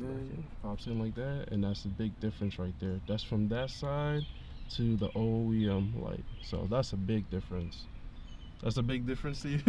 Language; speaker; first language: English; native; English